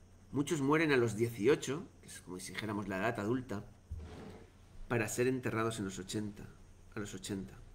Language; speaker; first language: Spanish; native; Spanish